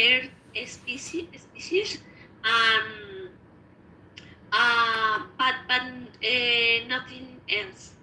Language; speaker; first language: English; non-native, learner; Spanish